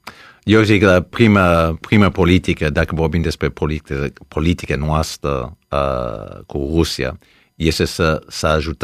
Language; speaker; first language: Romanian; early bilingual, heritage; Romanian